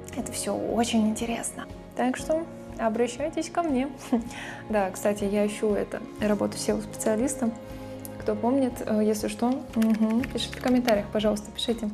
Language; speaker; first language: Russian; native; Russian